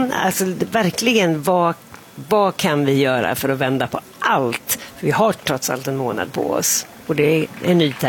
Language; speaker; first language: Swedish; native; Swedish